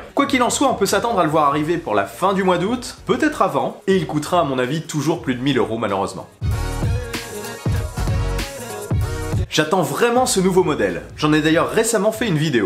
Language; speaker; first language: French; native; French